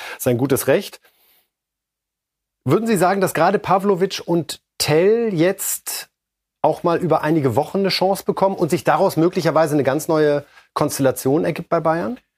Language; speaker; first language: German; native; German